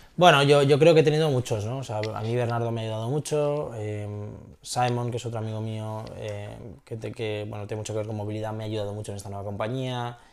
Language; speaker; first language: Spanish; native; Spanish